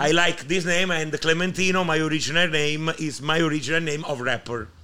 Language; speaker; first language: English; non-native, learner; Italian